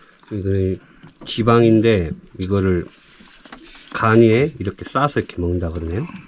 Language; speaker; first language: Korean; native; Korean